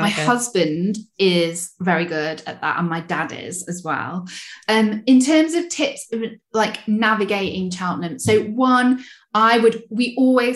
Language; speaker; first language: English; native; English